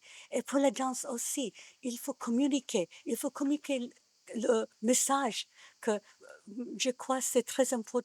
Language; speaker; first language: French; non-native, learner; Japanese